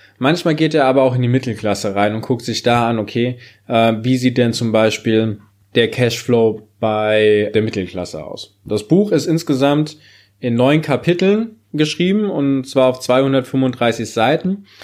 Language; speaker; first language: German; native; German